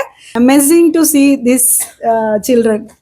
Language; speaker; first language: Hindi; non-native, local second language; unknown